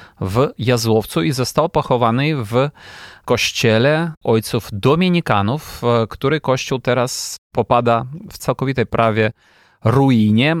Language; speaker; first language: Polish; non-native, fluent; Ukrainian